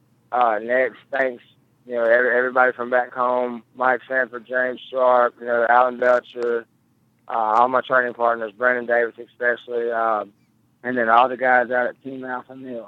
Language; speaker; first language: English; native; English